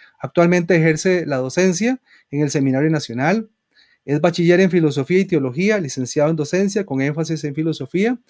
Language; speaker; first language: Spanish; native; Spanish